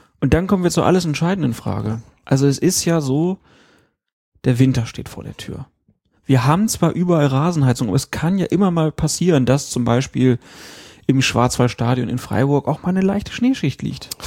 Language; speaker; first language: German; native; German